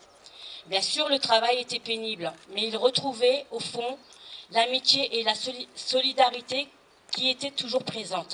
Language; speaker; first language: French; native; French